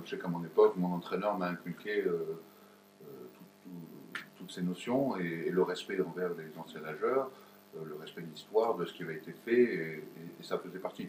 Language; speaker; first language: French; native; French